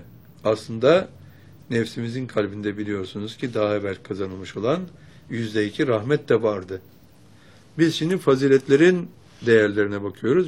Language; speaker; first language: Turkish; native; Turkish